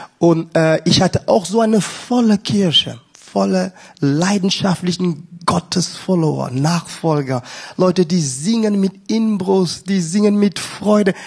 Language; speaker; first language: German; non-native, fluent; French